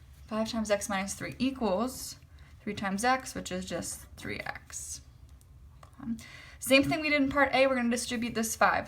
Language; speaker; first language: English; native; English